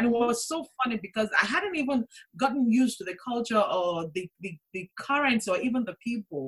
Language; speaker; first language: English; non-native, local second language; Yoruba